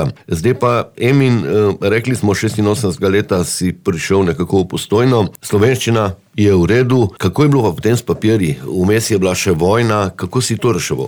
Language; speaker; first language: Slovenian; native; Slovenian